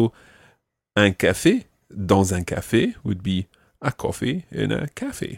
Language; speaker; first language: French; non-native, fluent; English